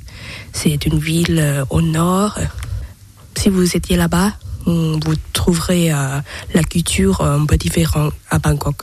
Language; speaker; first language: French; non-native, learner; Thai